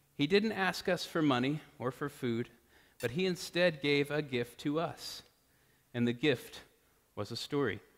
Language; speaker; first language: English; native; English